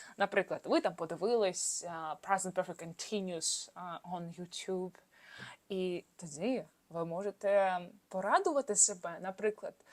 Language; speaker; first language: Ukrainian; non-native, local second language; Russian